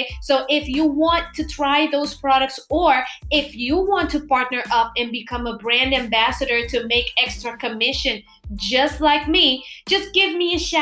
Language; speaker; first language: English; non-native, fluent; Papiamento